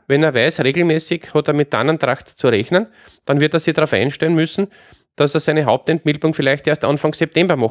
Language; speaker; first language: German; native; German